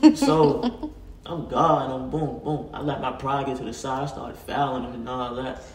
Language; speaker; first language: English; native; English